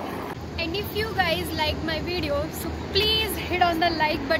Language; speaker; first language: English; non-native, local second language; Hindi